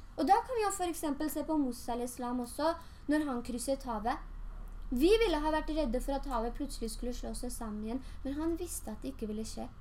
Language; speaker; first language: Norwegian; early bilingual, other home language; Urdu